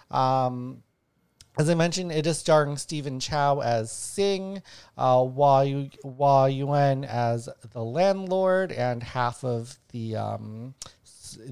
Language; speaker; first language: English; native; English